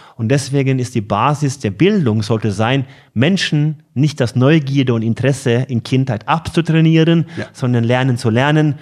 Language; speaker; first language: German; non-native, fluent; Norwegian